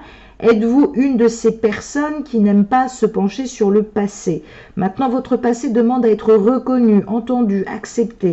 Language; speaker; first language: French; native; French